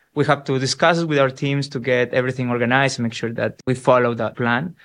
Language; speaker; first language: English; non-native, fluent; Spanish